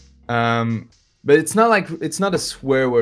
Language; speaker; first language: English; non-native, fluent; Dutch